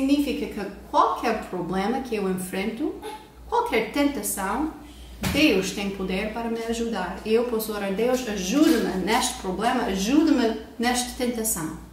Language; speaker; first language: Portuguese; non-native, fluent; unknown